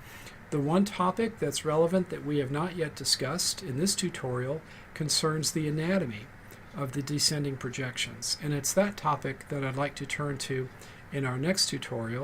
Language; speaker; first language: English; native; English